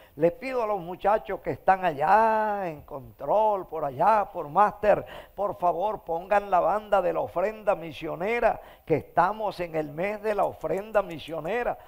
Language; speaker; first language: Spanish; native; Spanish